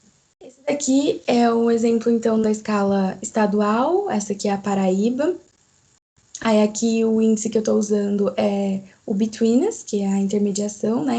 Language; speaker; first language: Portuguese; native; Portuguese